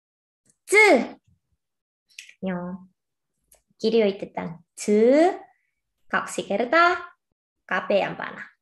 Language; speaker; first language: Finnish; non-native, fluent; Korean